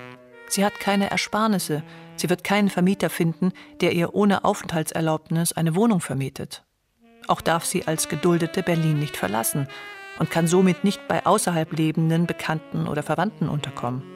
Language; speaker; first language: German; native; German